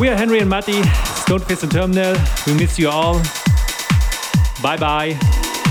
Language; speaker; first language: English; non-native, fluent; German